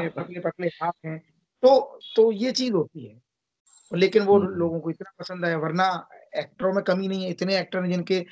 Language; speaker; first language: Hindi; native; Hindi